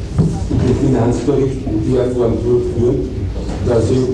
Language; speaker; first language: German; native; German